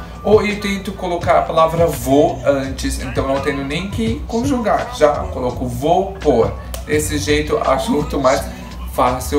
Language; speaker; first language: Portuguese; non-native, fluent; Arabic